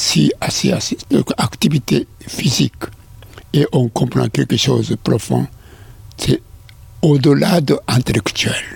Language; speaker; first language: French; non-native, learner; Japanese